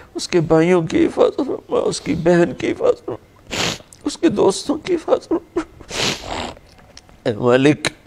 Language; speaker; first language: Urdu; non-native, local second language; Punjabi